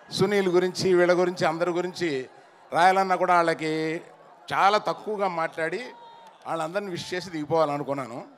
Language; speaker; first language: Telugu; native; Telugu